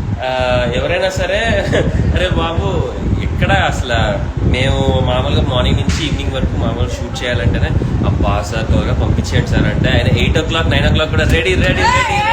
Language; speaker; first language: Telugu; native; Telugu